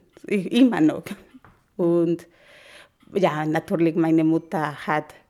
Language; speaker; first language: German; non-native, learner; Spanish